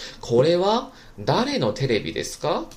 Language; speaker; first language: Japanese; non-native, fluent; Chinese